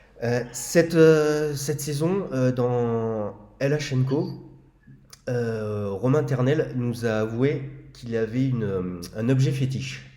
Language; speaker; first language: French; native; French